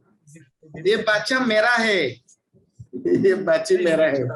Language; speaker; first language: Hindi; non-native, learner; Bangla